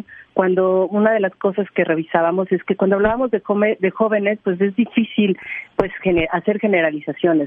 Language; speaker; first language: Spanish; native; Spanish